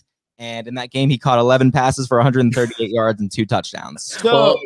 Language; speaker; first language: English; native; English